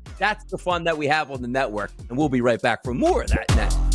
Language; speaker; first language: English; native; English